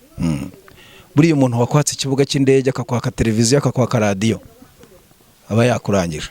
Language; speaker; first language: Kinyarwanda; native; Kinyarwanda